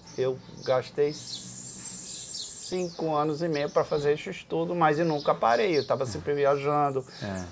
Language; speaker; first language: Portuguese; non-native, fluent; Dutch